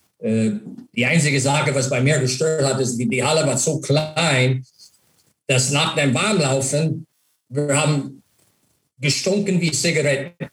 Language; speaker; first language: German; non-native, fluent; English